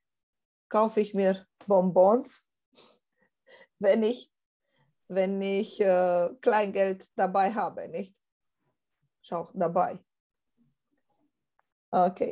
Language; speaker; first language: German; non-native, fluent; Romanian